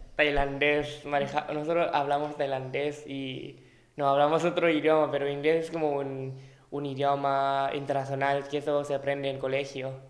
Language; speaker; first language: Spanish; non-native, fluent; Thai